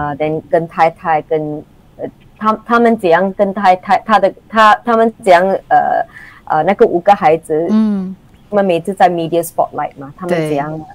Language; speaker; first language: Chinese; non-native, local second language; English